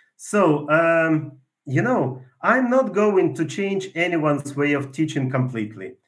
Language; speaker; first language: English; non-native, fluent; Ukrainian